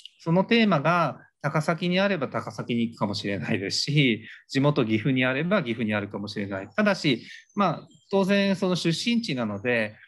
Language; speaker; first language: Japanese; native; Japanese